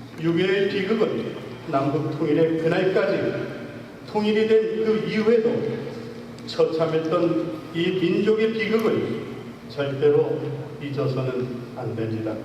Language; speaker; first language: Korean; native; Korean